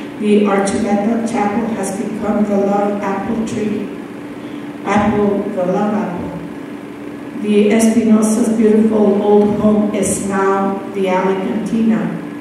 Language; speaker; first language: English; native; English